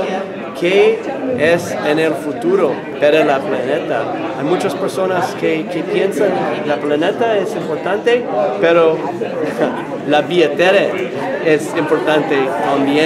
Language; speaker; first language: Spanish; non-native, learner; English